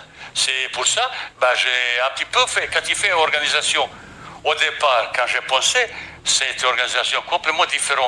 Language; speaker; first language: French; non-native, fluent; Bosnian